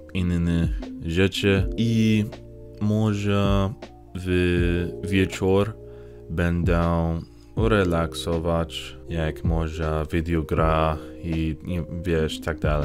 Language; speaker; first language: Polish; non-native, learner; English